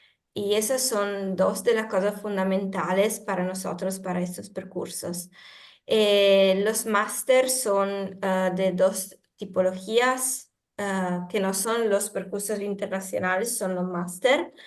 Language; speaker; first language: Spanish; non-native, fluent; Italian